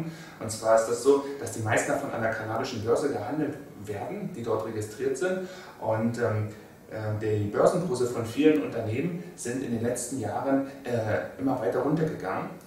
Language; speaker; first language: German; native; German